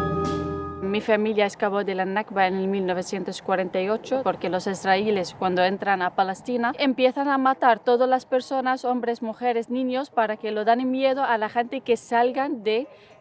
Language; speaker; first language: Spanish; non-native, fluent; Arabic